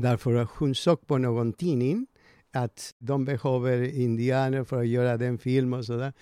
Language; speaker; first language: Swedish; non-native, learner; Spanish